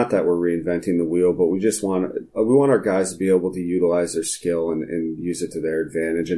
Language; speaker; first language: English; native; English